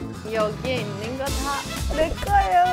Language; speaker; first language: Korean; non-native, fluent; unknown